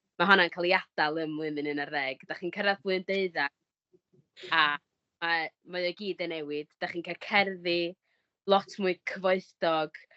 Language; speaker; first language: Welsh; native; Welsh